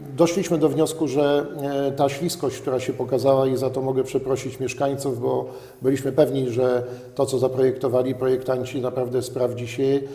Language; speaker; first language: Polish; native; Polish